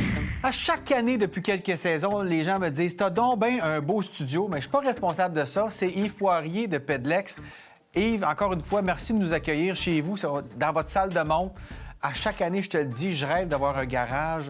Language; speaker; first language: French; native; French